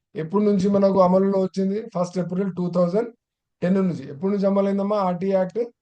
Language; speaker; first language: Telugu; non-native, local second language; Urdu